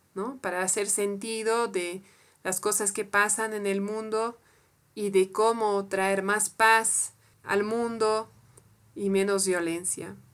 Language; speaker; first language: Spanish; non-native, fluent; French